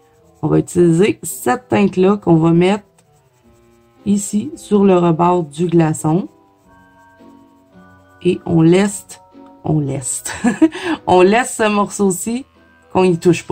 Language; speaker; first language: French; native; French